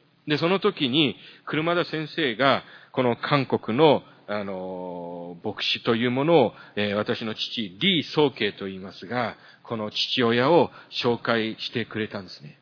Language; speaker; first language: Japanese; early bilingual, heritage; Japanese